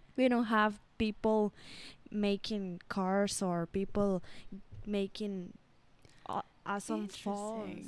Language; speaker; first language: English; non-native, learner; Spanish